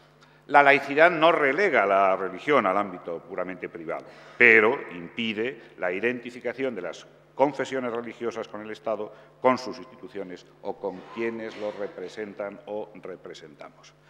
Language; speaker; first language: Spanish; native; Spanish